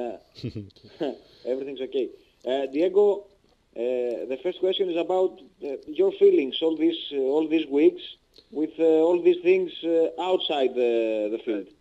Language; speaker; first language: English; non-native, learner; Greek